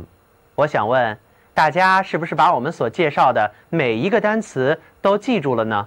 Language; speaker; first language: Chinese; native; Chinese